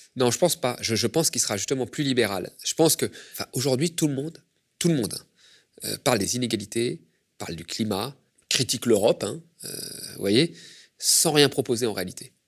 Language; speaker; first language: French; native; French